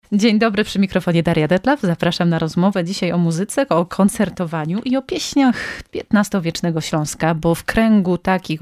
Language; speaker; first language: Polish; native; Polish